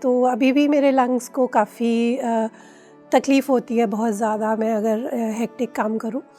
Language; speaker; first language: Hindi; native; Hindi